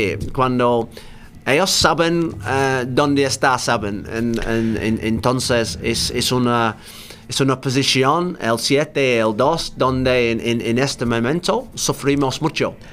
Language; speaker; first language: Spanish; non-native, learner; English